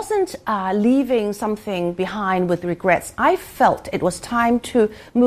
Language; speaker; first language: English; non-native, local second language; Cantonese